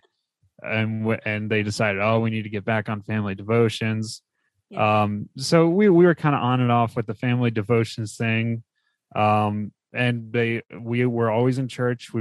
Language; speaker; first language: English; native; English